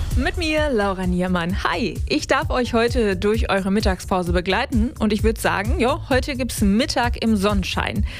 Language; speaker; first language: German; native; German